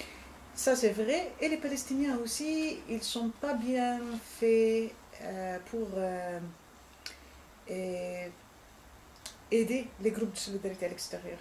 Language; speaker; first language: French; non-native, fluent; Arabic